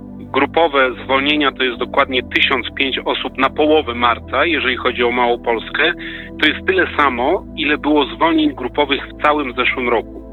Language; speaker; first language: Polish; native; Polish